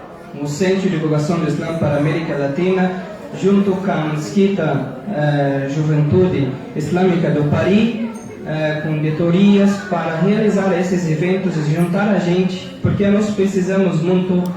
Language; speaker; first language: Portuguese; non-native, fluent; Arabic